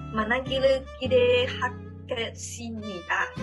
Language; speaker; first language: Korean; non-native, learner; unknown